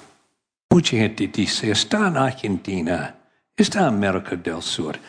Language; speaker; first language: Spanish; non-native, learner; English